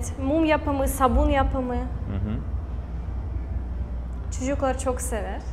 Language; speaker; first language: Turkish; non-native, learner; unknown